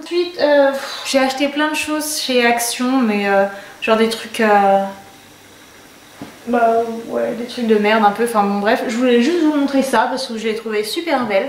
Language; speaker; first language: French; native; French